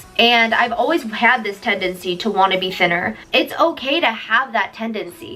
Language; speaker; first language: English; native; English